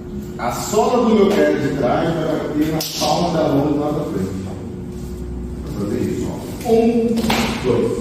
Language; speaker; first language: Portuguese; native; Portuguese